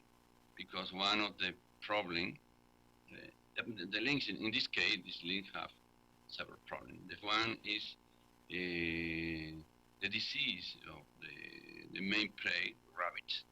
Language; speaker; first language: English; non-native, learner; Spanish